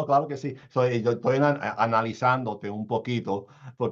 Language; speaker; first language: Spanish; early bilingual, heritage; Spanish